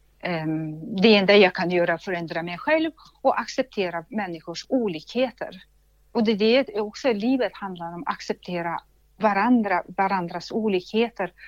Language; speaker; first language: Swedish; non-native, fluent; Russian